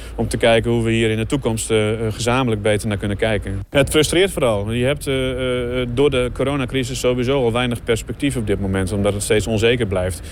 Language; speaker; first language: Dutch; native; Dutch